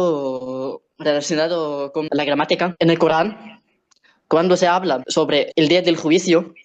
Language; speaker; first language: Spanish; non-native, learner; Arabic